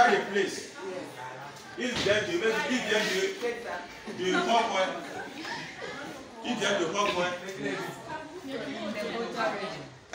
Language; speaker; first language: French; non-native, fluent; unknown